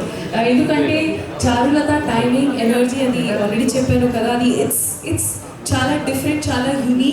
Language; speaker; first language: Telugu; non-native, local second language; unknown